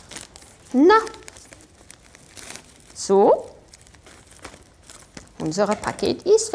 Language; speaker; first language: German; non-native, fluent; French